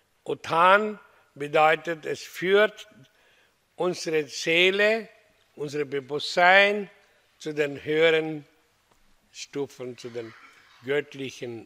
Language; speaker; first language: German; non-native, learner; Hindi